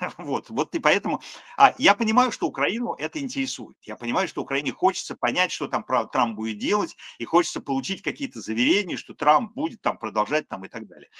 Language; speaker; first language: Russian; native; Russian